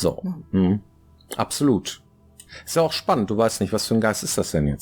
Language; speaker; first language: German; native; German